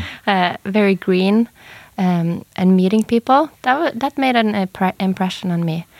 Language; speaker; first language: English; non-native, fluent; Norwegian